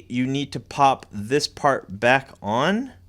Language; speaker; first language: English; native; English